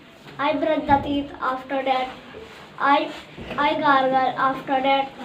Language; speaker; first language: English; non-native, learner; Hindi